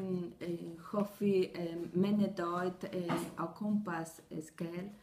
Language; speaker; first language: Welsh; non-native, learner; Spanish